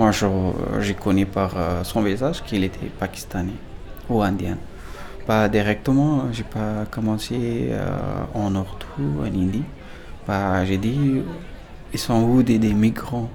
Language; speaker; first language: French; non-native, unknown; Pashto